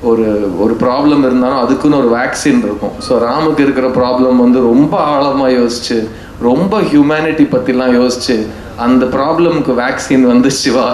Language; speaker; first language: Tamil; native; Tamil